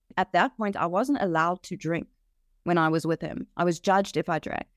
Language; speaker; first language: English; native; English